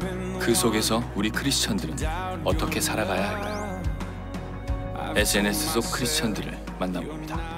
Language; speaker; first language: Korean; native; Korean